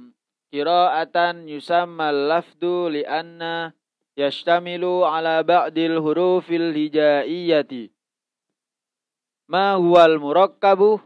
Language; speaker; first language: Arabic; non-native, learner; Indonesian